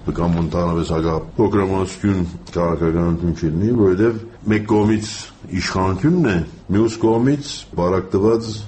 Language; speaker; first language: Armenian; early bilingual, heritage; Armenian